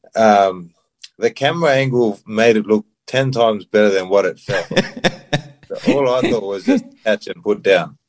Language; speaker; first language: English; early bilingual, other home language; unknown